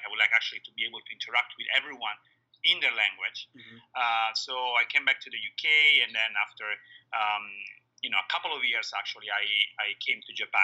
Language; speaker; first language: English; non-native, fluent; Italian